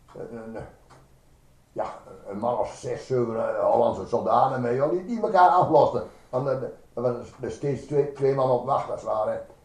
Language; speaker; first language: Dutch; native; Dutch